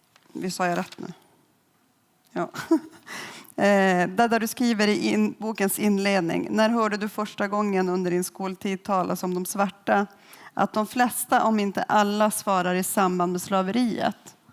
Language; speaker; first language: Swedish; native; Swedish